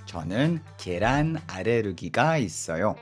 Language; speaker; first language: Korean; non-native, fluent; French